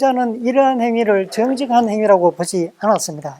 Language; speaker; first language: Korean; native; Korean